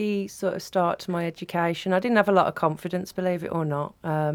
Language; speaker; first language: English; native; English